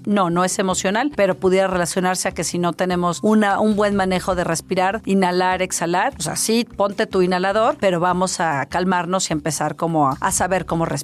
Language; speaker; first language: Spanish; native; Spanish